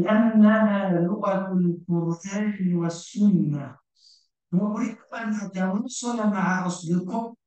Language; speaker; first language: Arabic; non-native, learner; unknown